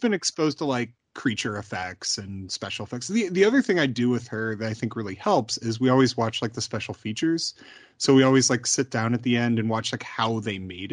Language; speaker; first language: English; native; English